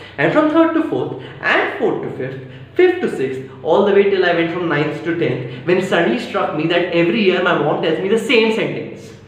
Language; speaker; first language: English; non-native, local second language; Maithili